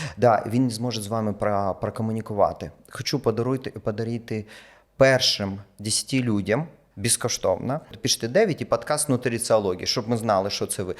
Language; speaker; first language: Ukrainian; non-native, local second language; Russian